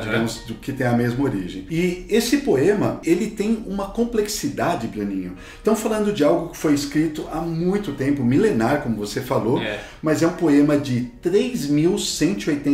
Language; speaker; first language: Portuguese; native; Portuguese